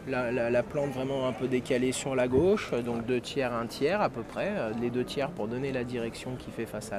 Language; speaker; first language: French; native; French